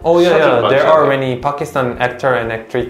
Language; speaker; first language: English; non-native, learner; Korean